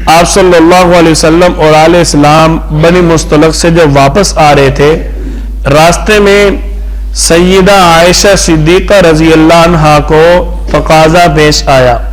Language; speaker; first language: Urdu; non-native, local second language; Punjabi